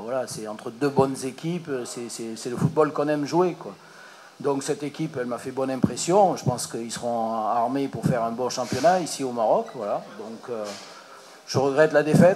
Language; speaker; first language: French; native; French